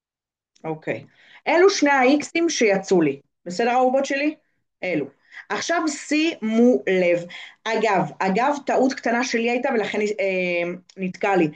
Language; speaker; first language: Hebrew; native; Hebrew